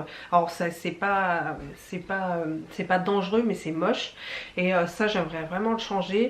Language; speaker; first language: French; native; French